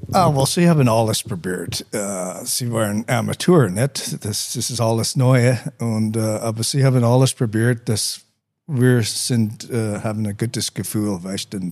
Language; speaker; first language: German; non-native, learner; English